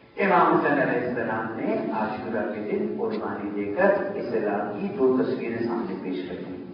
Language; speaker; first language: Urdu; non-native, local second language; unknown